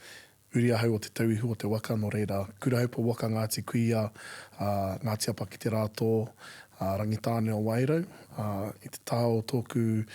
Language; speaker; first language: Māori; non-native, local second language; English